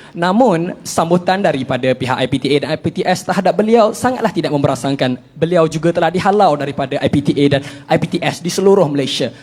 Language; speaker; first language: Malay; native; Malay